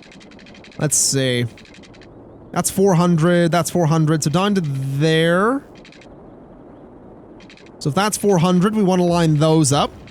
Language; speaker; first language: English; native; English